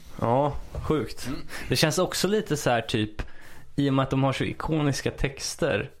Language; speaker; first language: Swedish; native; Swedish